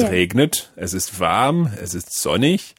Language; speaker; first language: German; non-native, learner; English